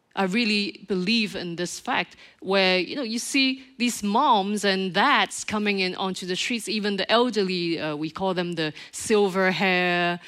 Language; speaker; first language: English; native; English